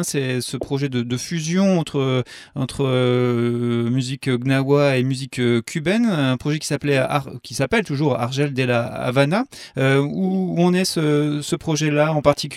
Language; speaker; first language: French; native; French